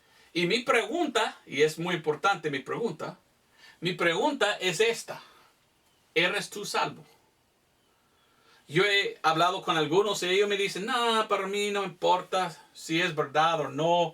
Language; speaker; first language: Spanish; non-native, fluent; English